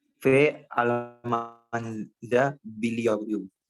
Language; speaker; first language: Turkish; non-native, learner; Indonesian